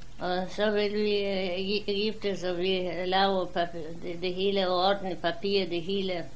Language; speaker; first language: Danish; non-native, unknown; Polish